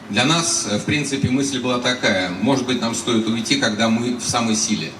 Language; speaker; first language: Russian; native; Russian